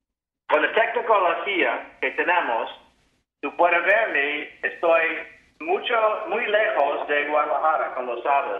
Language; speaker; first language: Spanish; non-native, fluent; English